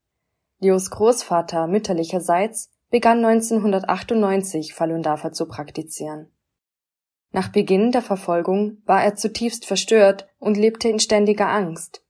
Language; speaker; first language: German; native; German